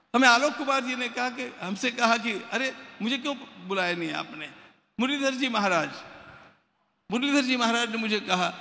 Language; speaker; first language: Hindi; non-native, local second language; Marathi